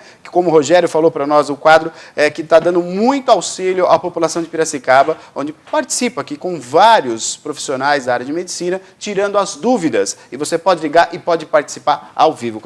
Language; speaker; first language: Portuguese; native; Portuguese